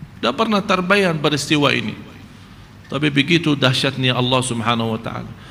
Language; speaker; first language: Malay; non-native, fluent; Arabic